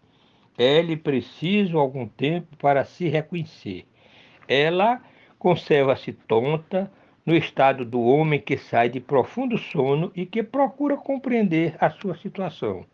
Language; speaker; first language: Portuguese; native; Portuguese